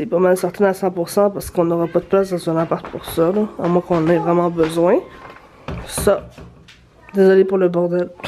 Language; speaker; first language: French; native; French